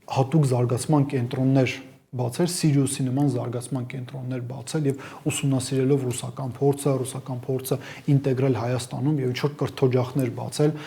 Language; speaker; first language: Armenian; native; Armenian